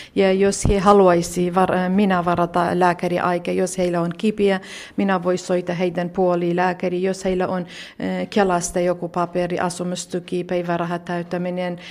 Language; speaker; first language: Finnish; non-native, learner; Central Kurdish